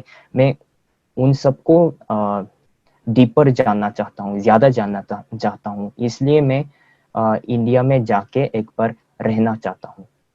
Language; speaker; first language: Hindi; non-native, fluent; Korean